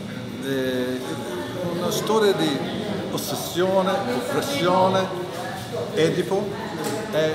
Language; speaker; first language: Italian; non-native, learner; English